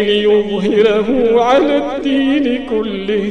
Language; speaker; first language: Arabic; native; Arabic